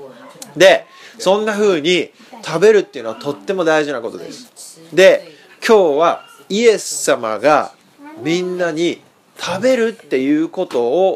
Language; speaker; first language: Japanese; native; Japanese